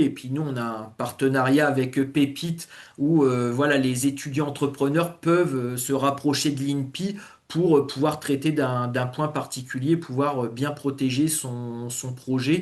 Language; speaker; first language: French; native; French